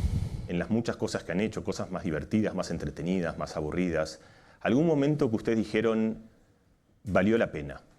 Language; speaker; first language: Spanish; native; Spanish